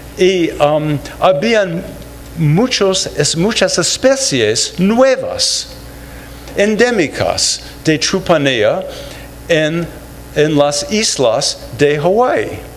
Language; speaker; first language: Spanish; non-native, fluent; English